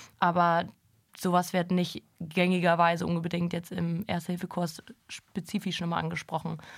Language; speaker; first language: German; native; German